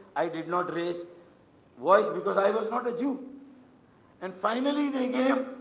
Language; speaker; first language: English; non-native, local second language; Urdu